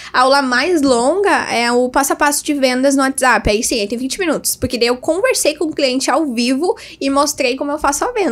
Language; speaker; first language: Portuguese; native; Portuguese